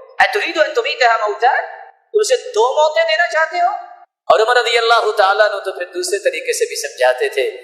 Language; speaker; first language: Urdu; non-native, local second language; Punjabi